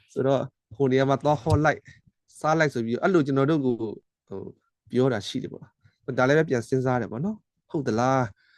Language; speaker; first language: Burmese; non-native, local second language; S'gaw Karen